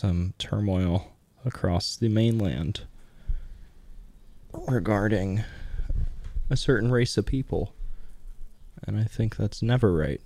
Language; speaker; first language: English; native; English